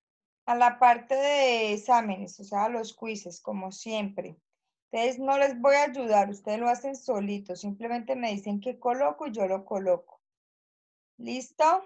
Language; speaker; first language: Spanish; native; Spanish